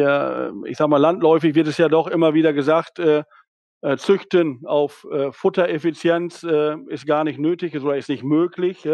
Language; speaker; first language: German; native; German